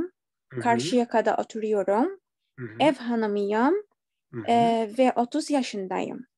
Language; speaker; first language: Turkish; non-native, learner; Arabic